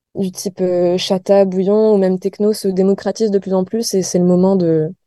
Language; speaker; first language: French; native; French